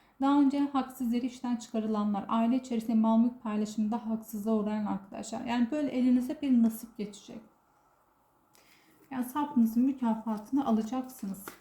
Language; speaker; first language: Turkish; native; Turkish